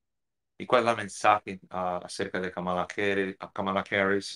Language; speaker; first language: Spanish; non-native, fluent; Portuguese